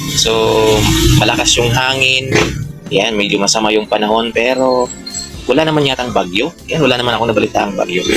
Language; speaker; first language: Filipino; native; Filipino